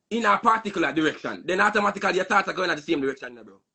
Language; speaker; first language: English; non-native, local second language; Jamaican Creole English